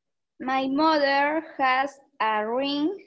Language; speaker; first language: English; non-native, learner; Spanish